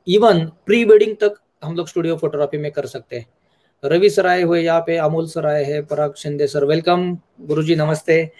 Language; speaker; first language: Hindi; non-native, local second language; Marathi